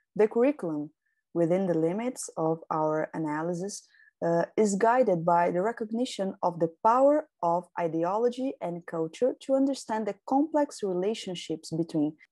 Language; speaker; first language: English; non-native, fluent; Portuguese